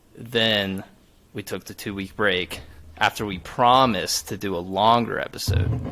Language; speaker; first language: English; native; English